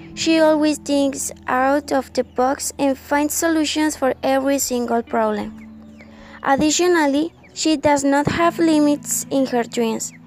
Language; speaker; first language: English; non-native, fluent; Spanish